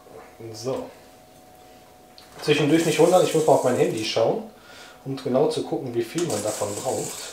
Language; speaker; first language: German; native; German